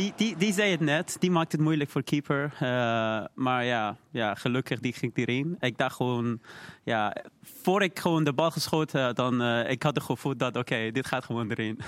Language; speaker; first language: Dutch; non-native, learner; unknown